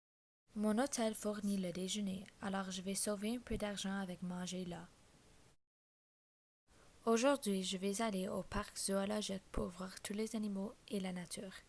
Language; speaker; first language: French; non-native, learner; English